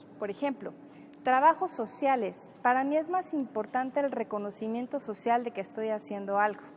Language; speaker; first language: Spanish; native; Spanish